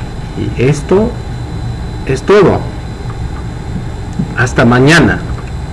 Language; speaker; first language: Spanish; non-native, fluent; English